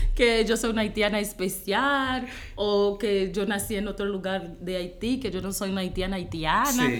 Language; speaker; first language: Spanish; non-native, fluent; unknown